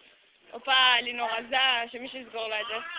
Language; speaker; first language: Hebrew; native; Hebrew